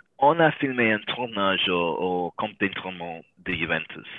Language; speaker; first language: French; non-native, learner; English